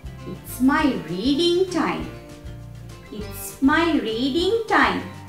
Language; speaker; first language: English; non-native, local second language; Sinhala